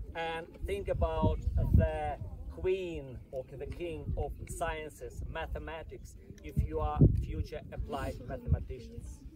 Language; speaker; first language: English; non-native, fluent; Ukrainian